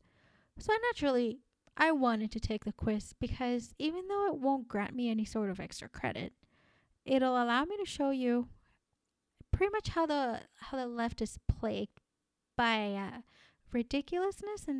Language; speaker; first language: English; non-native, fluent; Spanish